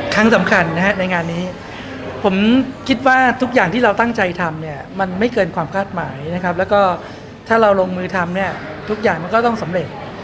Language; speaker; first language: Thai; native; Thai